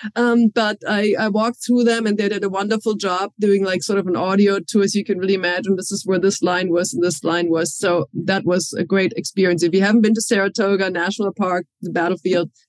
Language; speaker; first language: English; non-native, fluent; German